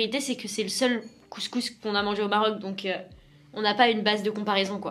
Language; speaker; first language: French; native; French